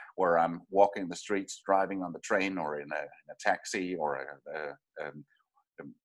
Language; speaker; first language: English; non-native, fluent; Danish